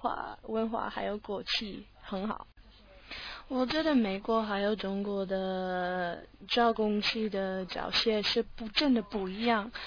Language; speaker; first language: Chinese; non-native, learner; English